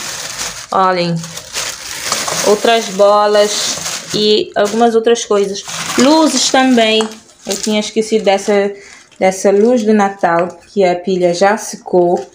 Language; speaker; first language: Portuguese; non-native, local second language; Kabuverdianu